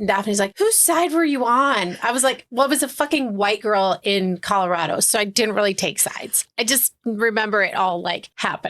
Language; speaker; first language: English; native; English